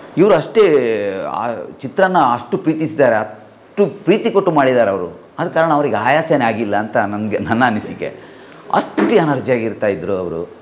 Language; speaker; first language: Kannada; non-native, local second language; Malayalam